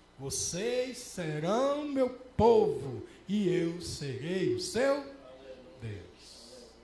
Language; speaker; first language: Portuguese; native; Portuguese